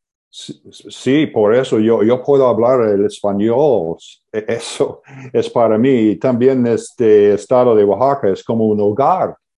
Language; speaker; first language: Spanish; non-native, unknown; English